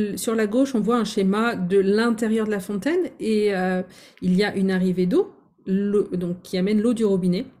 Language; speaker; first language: French; native; French